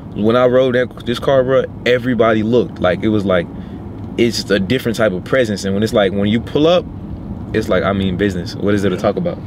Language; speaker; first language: English; native; English